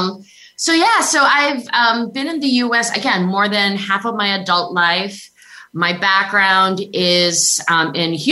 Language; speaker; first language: English; non-native, local second language; Filipino